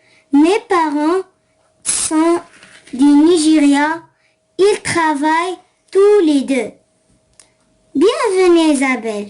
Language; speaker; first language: French; non-native, local second language; Arabic